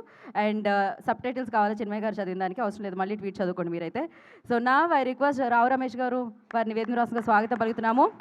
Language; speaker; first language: Telugu; native; Telugu